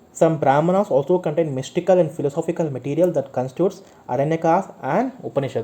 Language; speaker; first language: English; non-native, local second language; Telugu